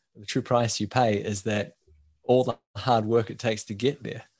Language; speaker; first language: English; native; English